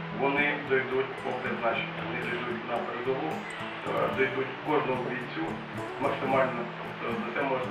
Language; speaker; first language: Ukrainian; native; Ukrainian